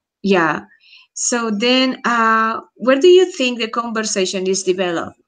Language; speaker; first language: English; non-native, fluent; Spanish